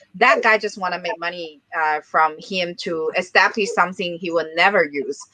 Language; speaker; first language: English; non-native, fluent; Chinese